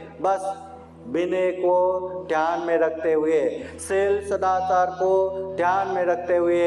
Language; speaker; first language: Hindi; non-native, local second language; Marathi